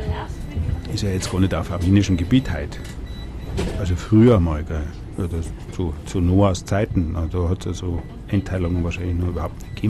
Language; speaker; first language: German; native; German